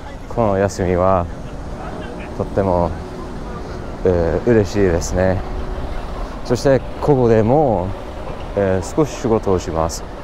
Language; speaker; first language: Japanese; non-native, learner; English